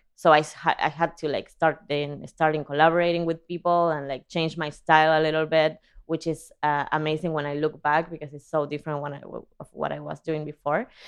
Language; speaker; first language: English; non-native, fluent; Spanish